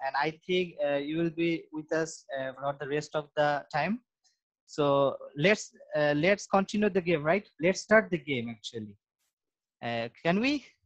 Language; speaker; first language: English; non-native, local second language; Bangla